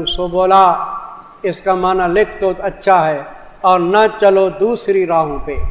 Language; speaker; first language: Urdu; non-native, local second language; Saraiki